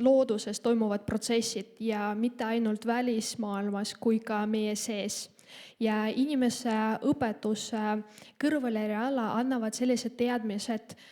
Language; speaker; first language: Estonian; non-native, local second language; Russian